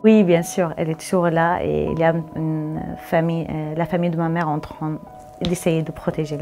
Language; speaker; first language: French; non-native, fluent; Arabic